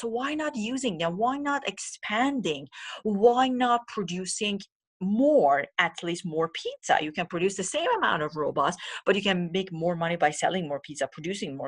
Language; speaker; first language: English; non-native, fluent; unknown